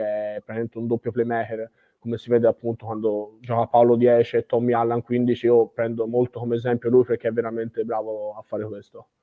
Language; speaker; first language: Italian; native; Italian